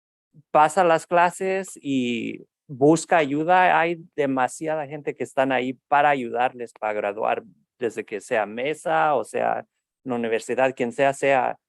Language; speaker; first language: Spanish; early bilingual, heritage; Spanish